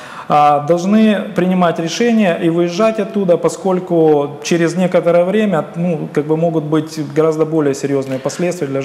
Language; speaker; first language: Russian; native; Russian